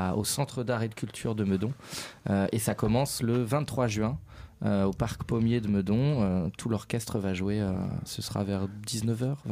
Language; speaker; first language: French; native; French